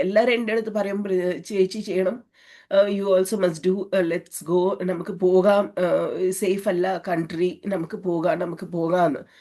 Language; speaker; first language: Malayalam; early bilingual, heritage; Malayalam